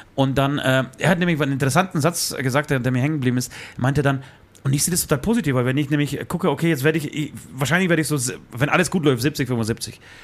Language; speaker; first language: German; early bilingual, other home language; Polish